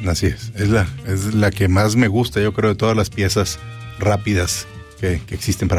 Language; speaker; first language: Spanish; native; Spanish